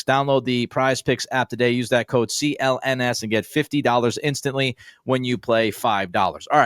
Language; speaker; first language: English; native; English